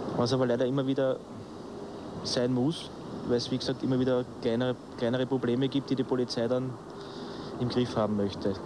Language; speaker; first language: German; native; German